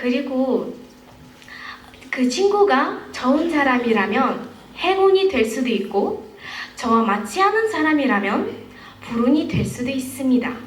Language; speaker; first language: Korean; non-native, fluent; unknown